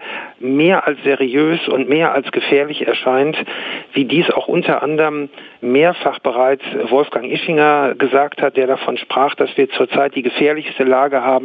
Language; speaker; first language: German; native; German